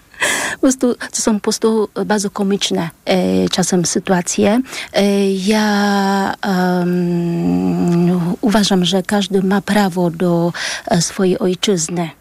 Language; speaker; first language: Polish; early bilingual, other home language; Vietnamese